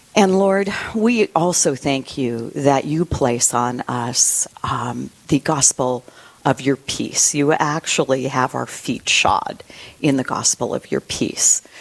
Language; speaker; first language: English; native; English